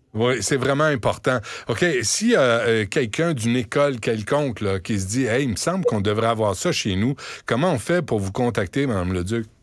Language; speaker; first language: French; native; French